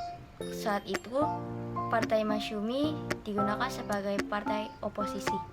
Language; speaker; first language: Indonesian; native; Indonesian